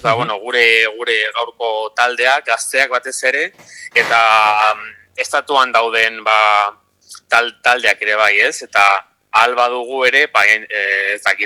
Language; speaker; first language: Basque; non-native, local second language; Spanish